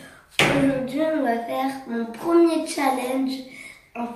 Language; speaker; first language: French; native; French